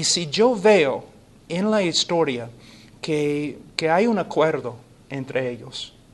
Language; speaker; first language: Spanish; non-native, fluent; English